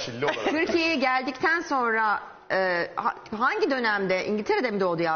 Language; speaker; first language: Turkish; native; Turkish